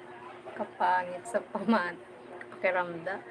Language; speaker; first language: Filipino; non-native, local second language; Bikol